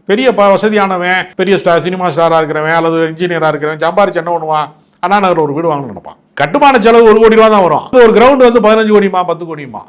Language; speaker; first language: Tamil; native; Tamil